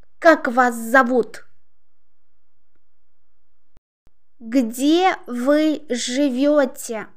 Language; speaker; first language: Russian; non-native, local second language; Uzbek